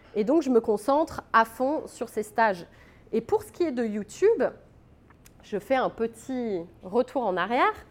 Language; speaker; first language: French; native; French